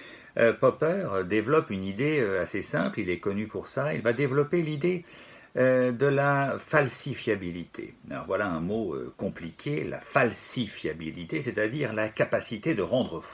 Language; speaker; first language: French; native; French